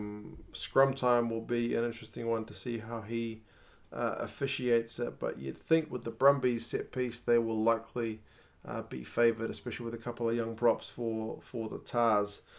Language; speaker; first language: English; native; English